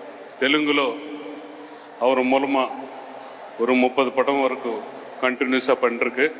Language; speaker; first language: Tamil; non-native, learner; Telugu